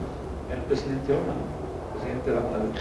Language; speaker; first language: Spanish; native; Spanish